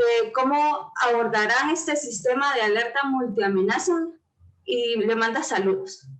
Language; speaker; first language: Spanish; native; Spanish